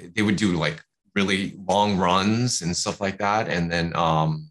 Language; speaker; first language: English; native; English